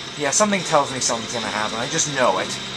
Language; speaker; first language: English; native; English